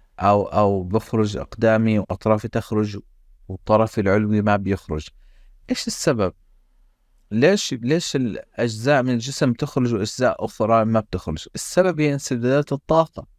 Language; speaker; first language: Arabic; native; Arabic